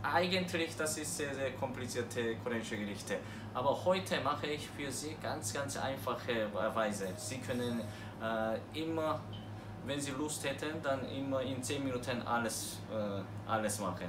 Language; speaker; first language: German; non-native, learner; Korean